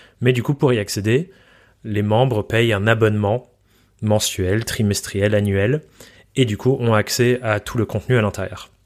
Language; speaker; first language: French; native; French